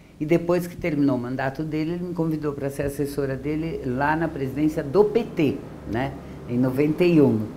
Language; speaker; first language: Portuguese; early bilingual, other home language; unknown